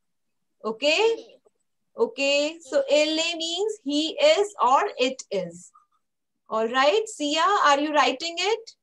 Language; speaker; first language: English; non-native, local second language; Hindi